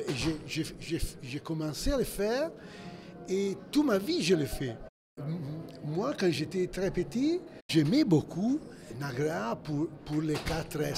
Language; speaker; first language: French; non-native, fluent; Italian